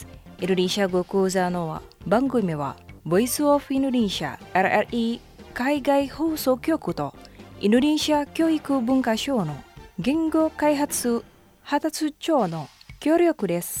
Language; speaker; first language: Japanese; non-native, fluent; Indonesian